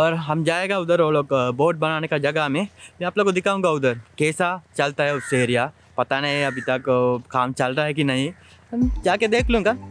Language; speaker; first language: Hindi; non-native, fluent; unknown